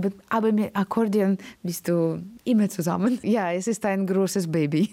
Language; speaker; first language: German; non-native, learner; Russian